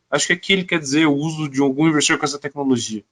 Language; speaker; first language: Portuguese; native; Portuguese